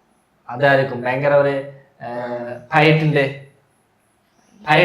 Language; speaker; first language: Malayalam; non-native, learner; Bangla